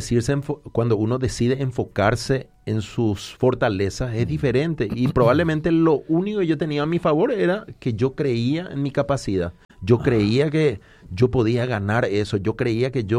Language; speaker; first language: Spanish; native; Spanish